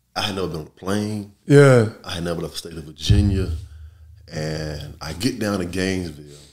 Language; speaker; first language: English; native; English